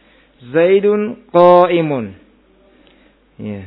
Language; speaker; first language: Arabic; non-native, fluent; Indonesian